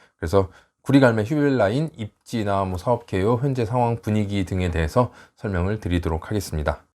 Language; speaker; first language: Korean; native; Korean